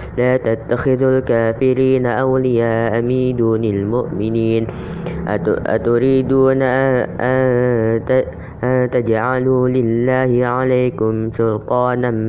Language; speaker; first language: Arabic; non-native, learner; Indonesian